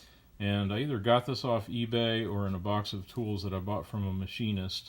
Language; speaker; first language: English; native; English